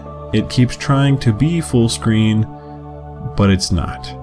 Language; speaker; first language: English; native; English